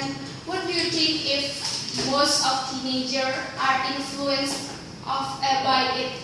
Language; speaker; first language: English; non-native, learner; Indonesian